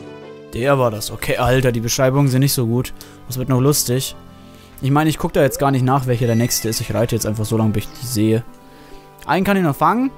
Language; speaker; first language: German; native; German